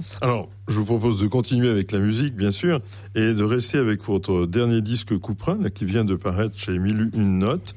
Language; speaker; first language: French; native; French